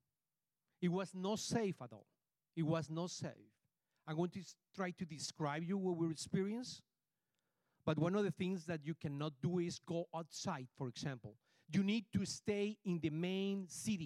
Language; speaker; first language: English; non-native, fluent; Spanish